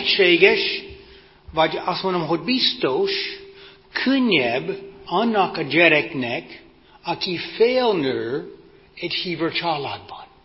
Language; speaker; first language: Hungarian; non-native, fluent; English